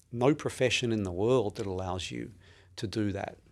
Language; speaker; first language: English; native; English